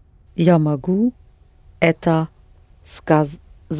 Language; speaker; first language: Russian; non-native, learner; English